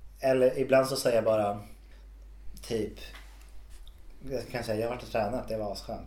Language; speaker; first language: Swedish; native; Swedish